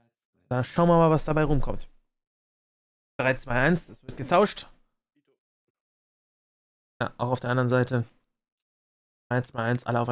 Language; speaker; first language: German; native; German